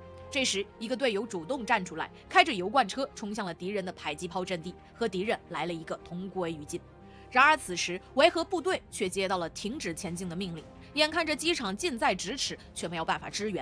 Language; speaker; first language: Chinese; native; Chinese